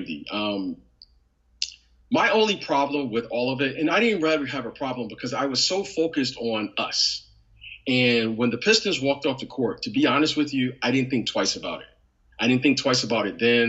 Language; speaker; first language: English; native; English